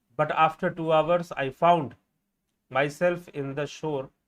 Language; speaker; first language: English; non-native, local second language; Hindi